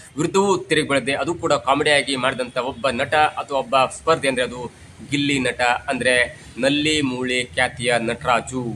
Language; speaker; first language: Kannada; native; Kannada